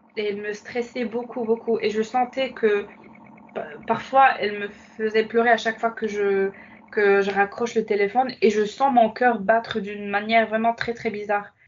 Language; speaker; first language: French; non-native, local second language; Arabic